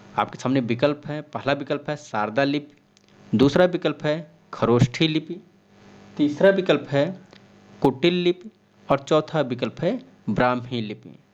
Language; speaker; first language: Hindi; native; Hindi